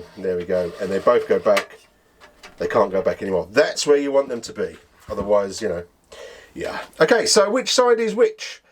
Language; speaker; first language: English; native; English